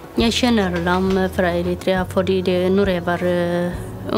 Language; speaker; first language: Norwegian; non-native, learner; Tigrinya